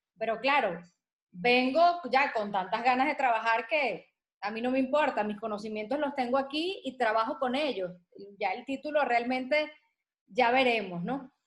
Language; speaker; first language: Spanish; native; Spanish